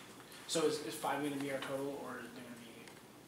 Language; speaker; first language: English; native; English